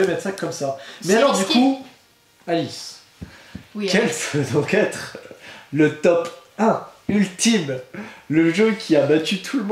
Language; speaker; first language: French; native; French